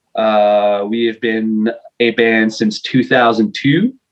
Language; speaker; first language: English; non-native, fluent; French